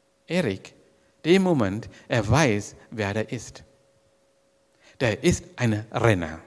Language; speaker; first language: German; non-native, learner; Sinhala